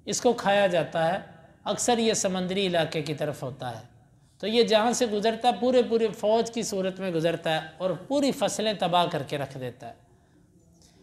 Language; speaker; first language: Urdu; non-native, local second language; Punjabi